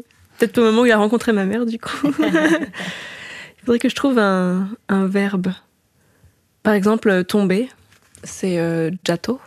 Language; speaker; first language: French; early bilingual, other home language; Indonesian